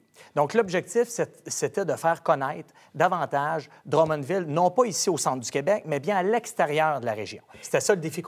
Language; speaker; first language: French; native; French